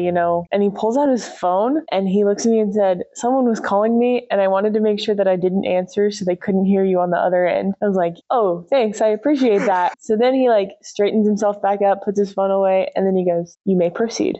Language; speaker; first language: English; native; English